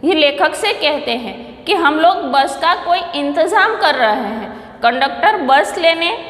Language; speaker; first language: Hindi; non-native, local second language; Gujarati